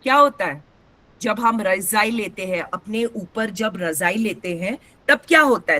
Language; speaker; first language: Hindi; non-native, local second language; Marathi